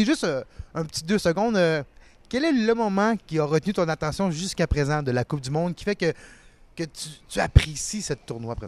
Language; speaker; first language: French; native; French